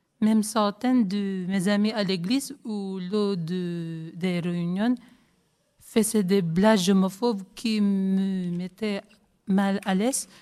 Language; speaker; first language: French; non-native, learner; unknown